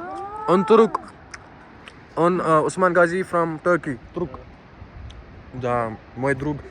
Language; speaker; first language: Russian; non-native, learner; Urdu